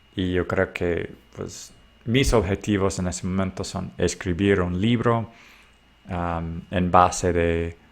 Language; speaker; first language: Spanish; non-native, fluent; English